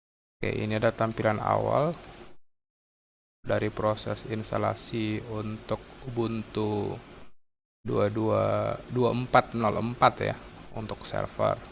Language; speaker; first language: Indonesian; native; Indonesian